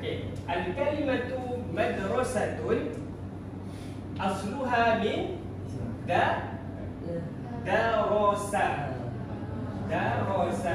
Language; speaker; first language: Arabic; non-native, learner; Malay